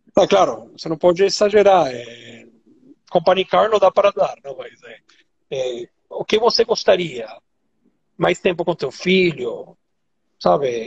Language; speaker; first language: Portuguese; non-native, fluent; Spanish